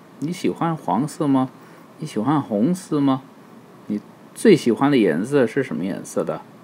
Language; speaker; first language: Chinese; non-native, fluent; English